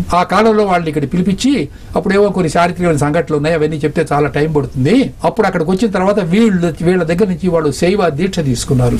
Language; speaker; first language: Telugu; native; Telugu